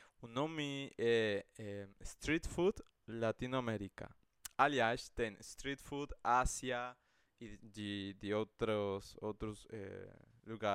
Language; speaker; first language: Portuguese; non-native, fluent; Spanish